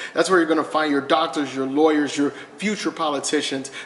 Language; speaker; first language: English; native; English